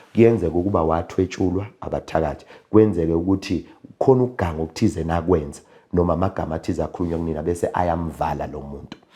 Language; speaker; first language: Zulu; native; Zulu